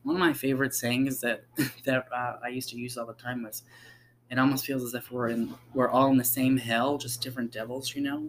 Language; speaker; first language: English; native; English